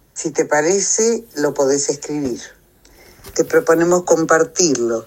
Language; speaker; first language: Spanish; native; Spanish